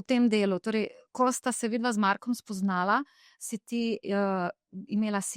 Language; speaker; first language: Slovenian; native; Slovenian